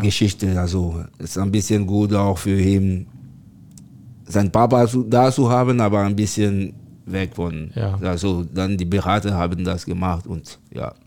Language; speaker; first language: German; non-native, learner; French